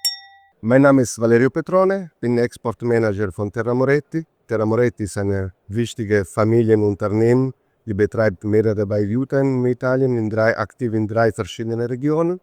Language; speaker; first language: German; non-native, fluent; Italian